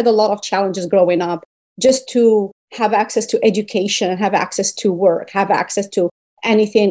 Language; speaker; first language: English; non-native, fluent; Berber languages